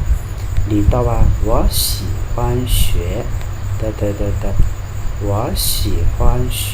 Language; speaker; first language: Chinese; non-native, fluent; Thai